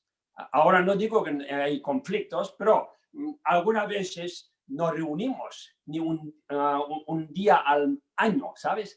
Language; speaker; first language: Spanish; non-native, learner; Tibetan